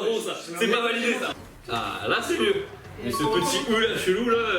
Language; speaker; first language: French; native; French